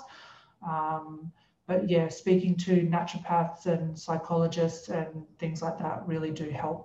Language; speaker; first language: English; native; English